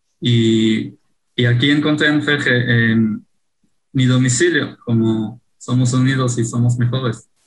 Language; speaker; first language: Spanish; non-native, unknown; Hebrew